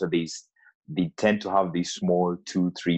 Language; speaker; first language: English; non-native, local second language; Ganda